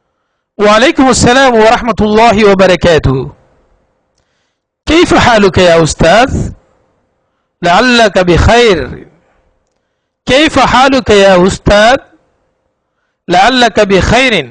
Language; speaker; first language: Arabic; non-native, fluent; Tamil